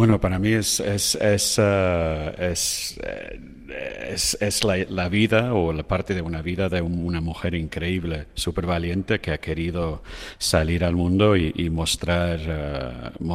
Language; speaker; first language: Spanish; non-native, fluent; French